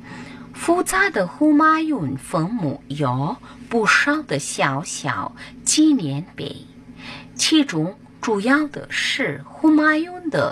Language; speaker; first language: Chinese; non-native, fluent; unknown